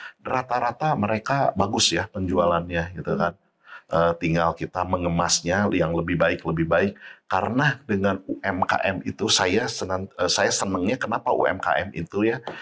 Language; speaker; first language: Indonesian; native; Indonesian